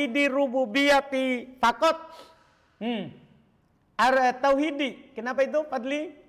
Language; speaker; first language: Indonesian; native; Indonesian